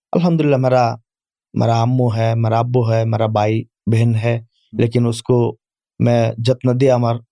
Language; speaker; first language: Urdu; non-native, learner; Bangla